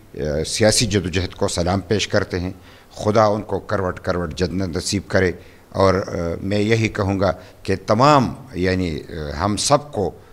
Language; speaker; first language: Urdu; non-native, local second language; Pashto